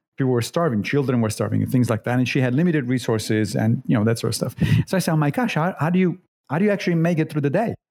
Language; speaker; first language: English; non-native, fluent; Italian